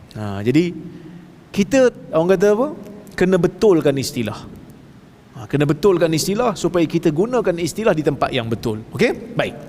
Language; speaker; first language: Malay; native; Malay